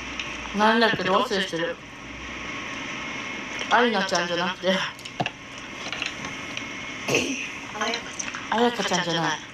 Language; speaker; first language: Japanese; native; Japanese